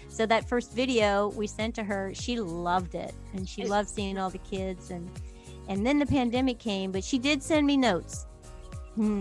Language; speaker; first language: English; native; English